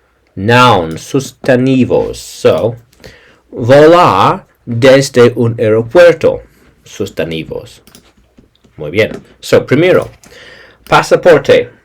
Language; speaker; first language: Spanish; non-native, learner; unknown